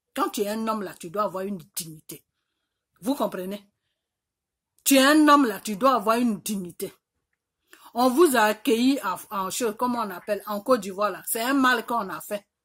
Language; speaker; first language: French; native; French